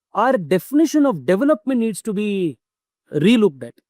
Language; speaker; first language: English; non-native, local second language; Kannada